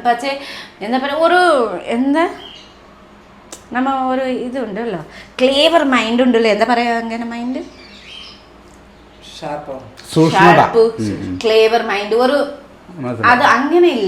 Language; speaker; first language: Malayalam; non-native, fluent; Nepali